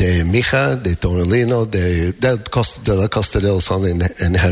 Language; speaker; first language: Spanish; non-native, learner; English